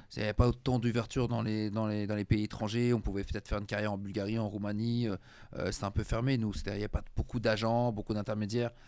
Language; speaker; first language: French; native; French